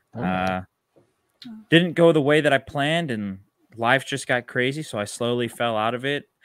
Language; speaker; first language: English; native; English